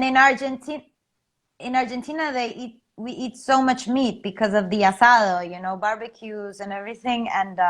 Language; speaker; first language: English; non-native, fluent; Spanish